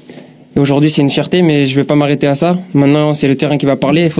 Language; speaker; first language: French; native; French